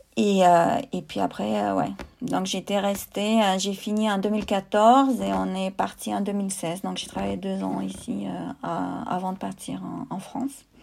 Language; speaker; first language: French; non-native, fluent; Russian